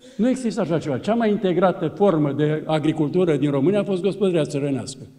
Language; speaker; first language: Romanian; native; Romanian